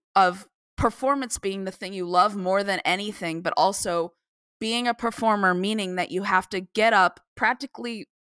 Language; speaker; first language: English; native; English